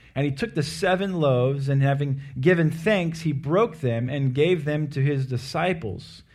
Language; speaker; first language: English; native; English